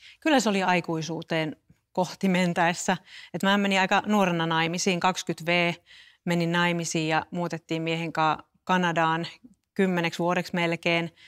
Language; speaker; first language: Finnish; native; Finnish